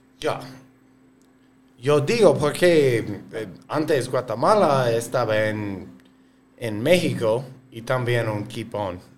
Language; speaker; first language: Spanish; non-native, learner; English